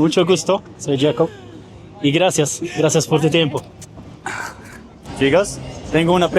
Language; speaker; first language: Spanish; non-native, learner; Polish